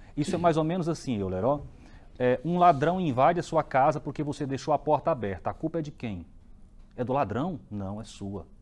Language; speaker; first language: Portuguese; native; Portuguese